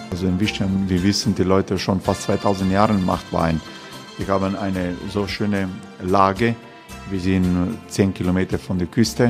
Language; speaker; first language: German; non-native, fluent; Croatian